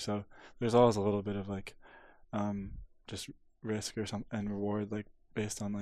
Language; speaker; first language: English; native; English